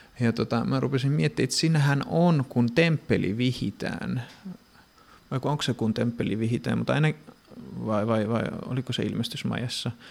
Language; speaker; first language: Finnish; non-native, fluent; Greek